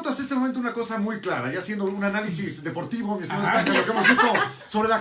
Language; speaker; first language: Spanish; native; Spanish